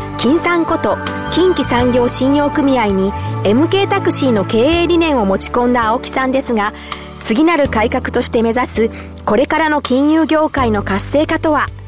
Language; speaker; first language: Japanese; native; Japanese